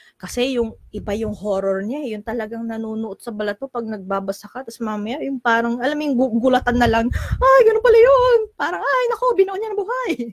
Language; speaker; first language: Filipino; native; Filipino